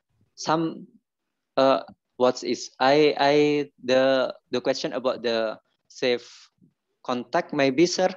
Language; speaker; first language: English; non-native, learner; Indonesian